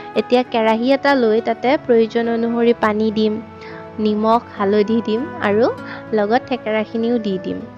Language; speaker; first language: Assamese; native; Assamese